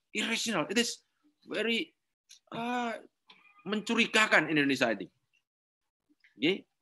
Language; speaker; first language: English; non-native, learner; Indonesian